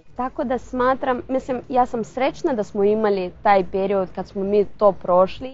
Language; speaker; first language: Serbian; non-native, fluent; Russian